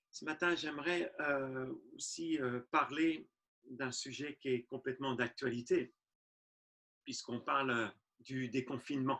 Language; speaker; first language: French; native; French